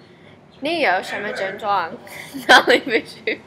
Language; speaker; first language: Chinese; non-native, learner; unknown